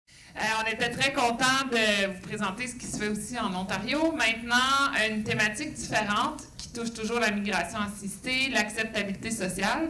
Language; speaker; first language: French; native; French